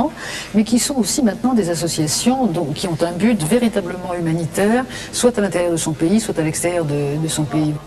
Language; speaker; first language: French; native; French